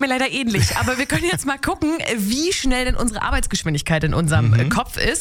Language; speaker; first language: German; native; German